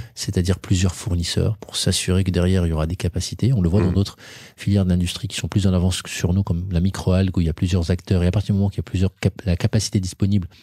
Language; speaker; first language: French; non-native, local second language; Arabic